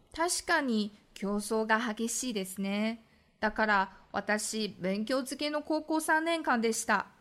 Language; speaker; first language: Japanese; non-native, fluent; Chinese